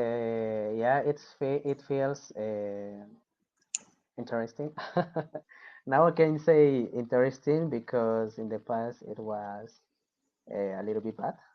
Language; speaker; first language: English; non-native, fluent; Spanish